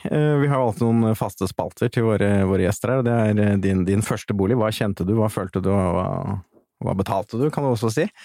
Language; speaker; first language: Norwegian; native; Norwegian